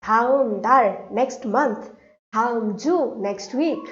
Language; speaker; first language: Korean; non-native, fluent; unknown